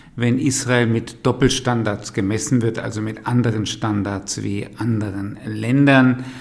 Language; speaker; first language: German; non-native, fluent; Hebrew